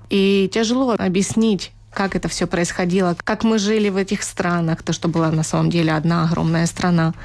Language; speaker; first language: Russian; native; Russian